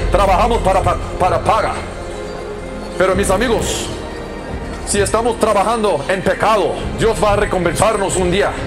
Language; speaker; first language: Spanish; non-native, learner; English